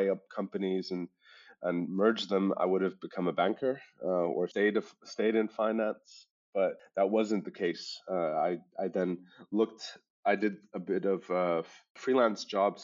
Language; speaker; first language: English; non-native, local second language; German